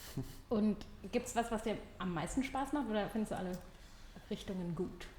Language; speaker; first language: German; native; German